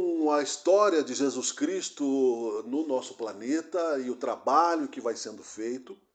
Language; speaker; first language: Portuguese; native; Portuguese